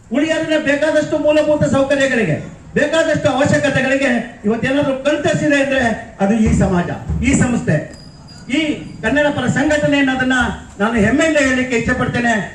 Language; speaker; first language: Kannada; native; Kannada